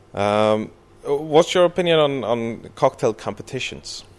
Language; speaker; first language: English; early bilingual, other home language; Icelandic